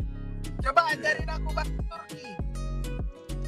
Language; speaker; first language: Indonesian; non-native, local second language; Madurese